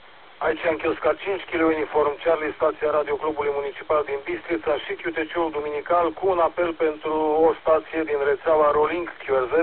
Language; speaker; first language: Romanian; native; Romanian